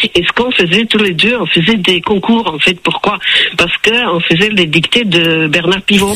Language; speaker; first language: French; non-native, fluent; Czech